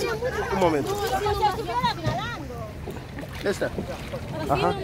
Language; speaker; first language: Spanish; non-native, learner; Russian